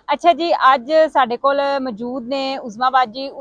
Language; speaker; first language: Urdu; non-native, local second language; Punjabi